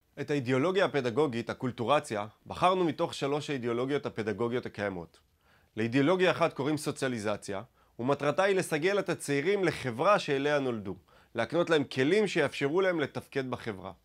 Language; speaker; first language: Hebrew; native; Hebrew